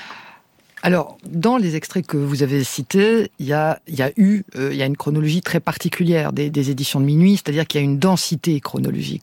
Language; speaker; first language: French; native; French